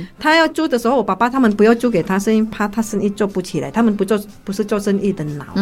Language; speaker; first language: Chinese; non-native, fluent; Indonesian